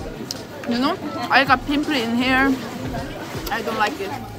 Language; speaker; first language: English; non-native, learner; Korean